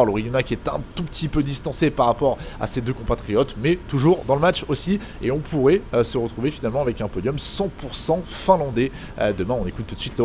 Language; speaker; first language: French; native; French